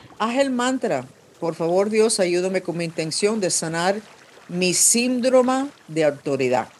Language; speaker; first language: Spanish; non-native, fluent; English